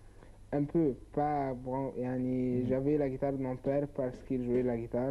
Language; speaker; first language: French; non-native, learner; Arabic